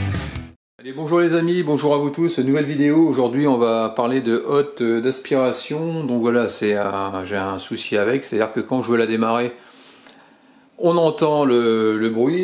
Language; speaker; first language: French; native; French